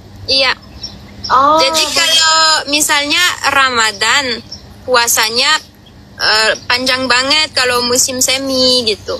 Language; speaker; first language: Indonesian; native; Indonesian